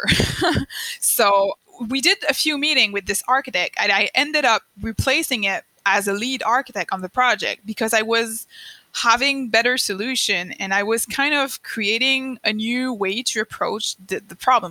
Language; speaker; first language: English; non-native, fluent; French